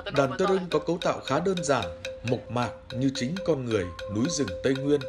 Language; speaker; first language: Vietnamese; native; Vietnamese